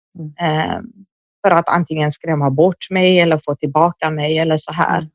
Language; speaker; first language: Swedish; early bilingual, other home language; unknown